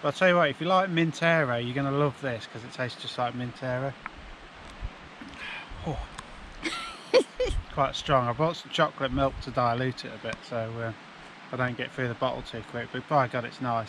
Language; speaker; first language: English; native; English